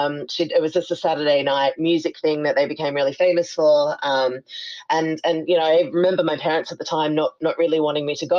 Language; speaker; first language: English; native; English